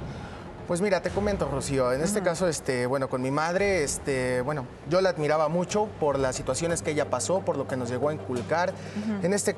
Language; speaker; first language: Spanish; native; Spanish